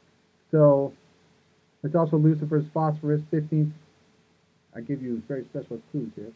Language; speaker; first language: English; native; English